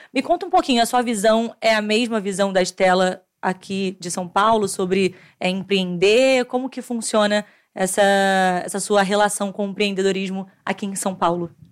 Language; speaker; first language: Portuguese; native; Portuguese